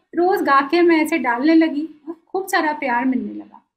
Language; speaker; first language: Hindi; non-native, local second language; Bangla